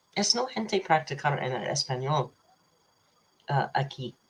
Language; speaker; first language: Spanish; non-native, learner; English